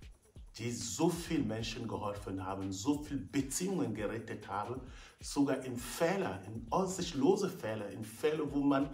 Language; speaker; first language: German; non-native, fluent; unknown